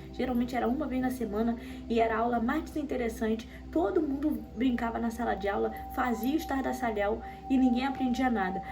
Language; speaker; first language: Portuguese; native; Portuguese